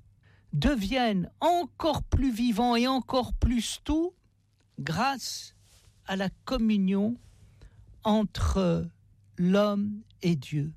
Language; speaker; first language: French; native; French